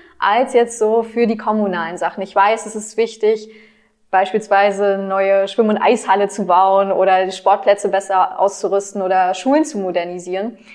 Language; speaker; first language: German; native; German